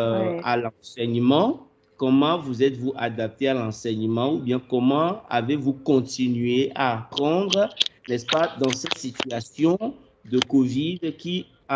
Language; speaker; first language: French; non-native, fluent; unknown